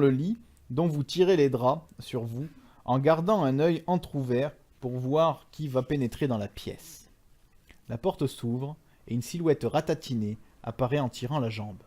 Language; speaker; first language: French; native; French